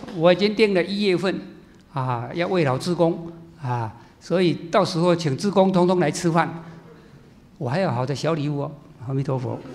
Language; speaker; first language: Chinese; native; Chinese